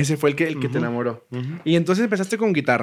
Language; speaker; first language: Spanish; native; Spanish